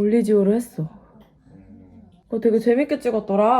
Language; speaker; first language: Korean; native; Korean